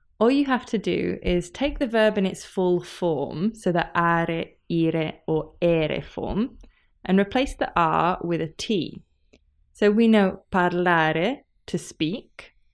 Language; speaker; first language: English; native; English